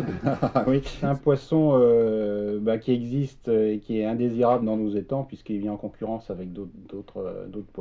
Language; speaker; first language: French; native; French